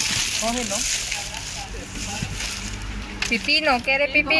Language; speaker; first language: Spanish; non-native, learner; Filipino